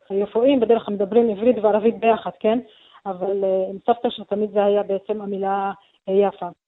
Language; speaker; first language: Hebrew; non-native, local second language; Arabic